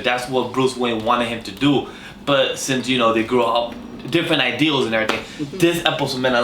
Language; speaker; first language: English; native; English